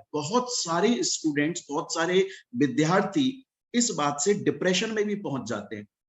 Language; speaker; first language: Hindi; native; Hindi